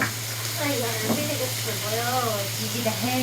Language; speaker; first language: Chinese; native; Chinese